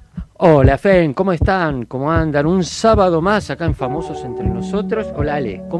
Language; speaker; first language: Spanish; native; Spanish